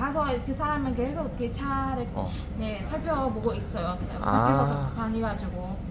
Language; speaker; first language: Korean; non-native, learner; Burmese